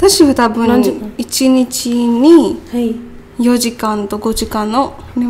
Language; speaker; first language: Japanese; non-native, learner; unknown